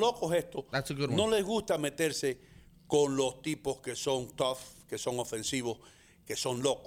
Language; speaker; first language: Spanish; native; Spanish